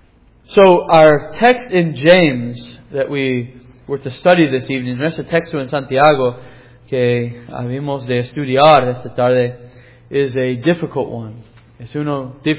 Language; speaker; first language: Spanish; non-native, learner; English